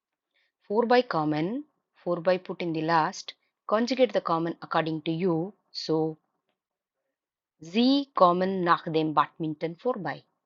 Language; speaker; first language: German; non-native, fluent; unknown